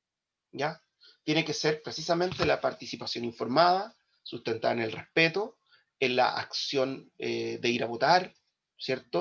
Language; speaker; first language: Spanish; native; Spanish